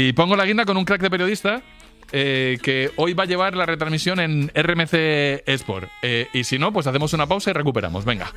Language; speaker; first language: Spanish; native; Spanish